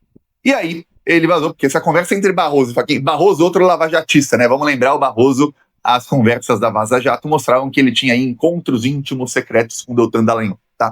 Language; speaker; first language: Portuguese; native; Portuguese